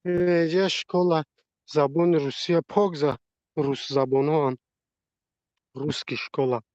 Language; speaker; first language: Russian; non-native, learner; Tajik